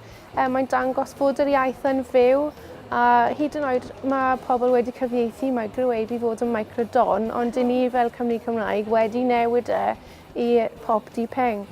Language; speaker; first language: Welsh; non-native, local second language; English